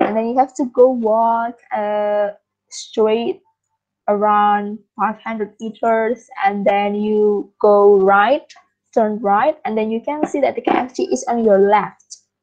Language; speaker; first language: English; non-native, fluent; Indonesian